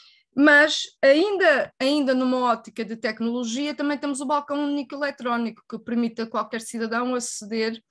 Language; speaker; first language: Portuguese; native; Portuguese